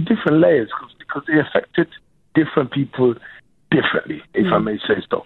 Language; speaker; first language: English; early bilingual, other home language; Lingala